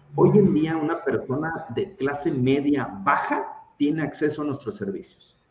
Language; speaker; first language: Spanish; native; Spanish